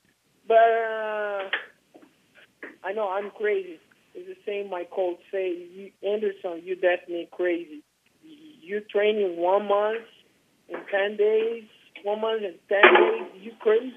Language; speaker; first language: English; non-native, learner; Portuguese